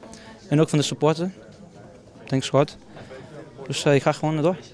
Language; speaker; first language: Dutch; non-native, fluent; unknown